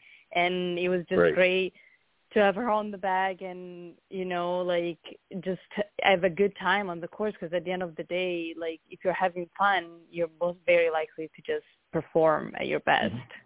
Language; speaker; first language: English; non-native, fluent; Italian